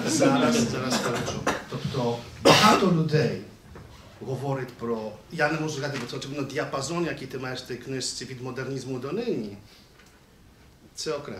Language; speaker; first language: Ukrainian; native; Ukrainian